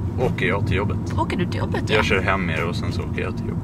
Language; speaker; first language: Swedish; native; Swedish